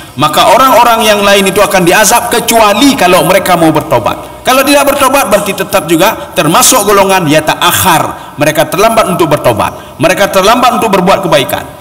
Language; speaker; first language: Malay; non-native, local second language; Achinese